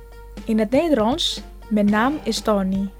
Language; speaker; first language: Dutch; non-native, fluent; Indonesian